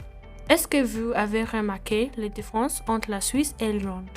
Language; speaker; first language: French; non-native, learner; English